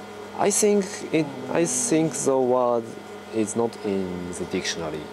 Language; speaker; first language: English; non-native, learner; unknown